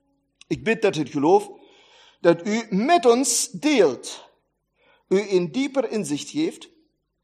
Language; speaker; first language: Dutch; non-native, fluent; German